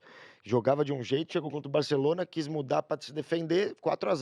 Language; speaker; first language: Portuguese; native; Portuguese